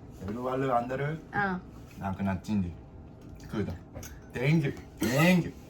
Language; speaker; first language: Telugu; non-native, learner; Japanese